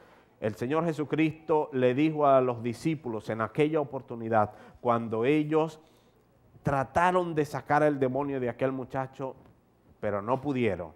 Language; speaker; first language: Spanish; native; Spanish